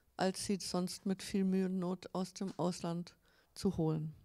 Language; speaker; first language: German; native; German